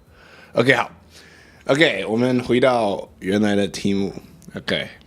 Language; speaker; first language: Chinese; non-native, learner; English